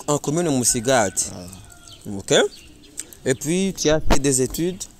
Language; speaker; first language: French; non-native, learner; Rundi